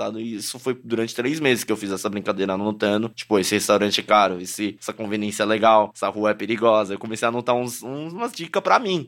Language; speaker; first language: Portuguese; early bilingual, other home language; Korean